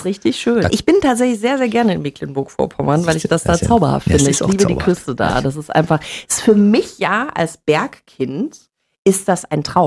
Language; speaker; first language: German; native; German